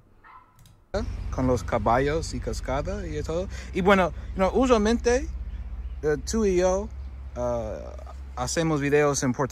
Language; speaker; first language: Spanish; non-native, learner; English